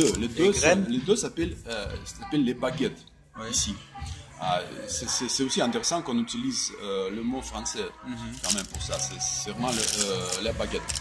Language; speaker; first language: French; non-native, fluent; Russian